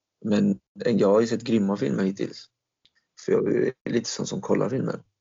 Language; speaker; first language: Swedish; early bilingual, other home language; Turkish